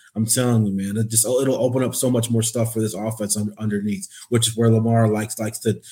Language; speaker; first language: English; native; English